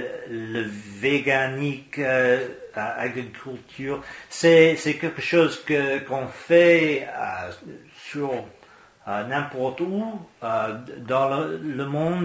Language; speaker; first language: French; non-native, learner; English